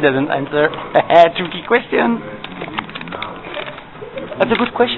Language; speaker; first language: English; non-native, fluent; French